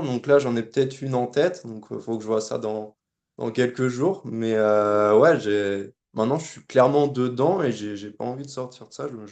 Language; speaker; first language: French; native; French